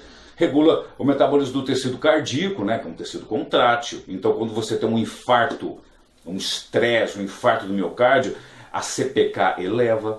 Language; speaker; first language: Portuguese; native; Portuguese